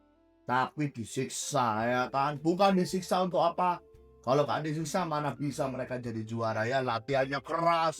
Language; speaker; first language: Indonesian; native; Indonesian